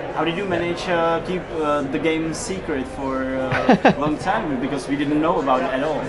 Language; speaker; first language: English; non-native, fluent; Czech